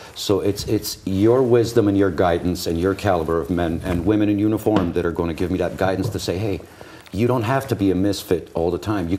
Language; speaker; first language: English; early bilingual, other home language; Armenian